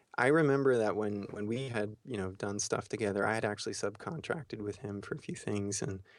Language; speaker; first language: English; early bilingual, heritage; German